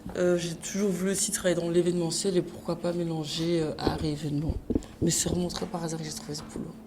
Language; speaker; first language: French; early bilingual, other home language; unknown